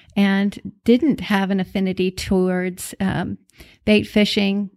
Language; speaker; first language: English; native; English